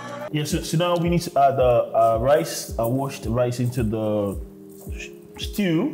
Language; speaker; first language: English; non-native, local second language; Yoruba